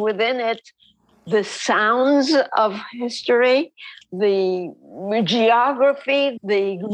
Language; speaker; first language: English; non-native, fluent; Ladino